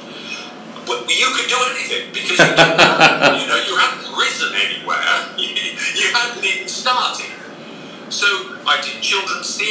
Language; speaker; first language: English; native; English